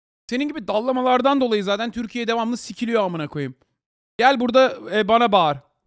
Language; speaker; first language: Turkish; early bilingual, heritage; Turkish